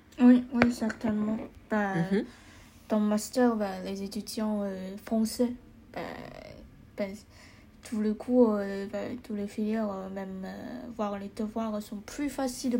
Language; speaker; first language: French; non-native, learner; Chinese